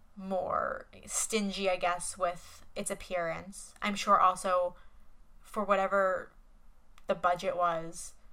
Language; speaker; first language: English; native; English